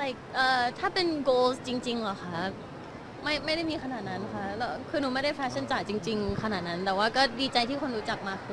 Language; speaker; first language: Thai; native; Thai